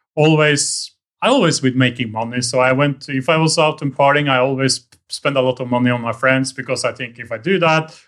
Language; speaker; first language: English; non-native, fluent; Norwegian